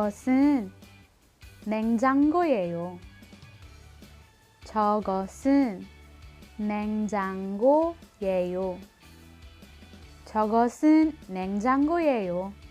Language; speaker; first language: Korean; non-native, learner; Filipino